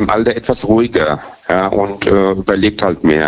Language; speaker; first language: German; native; German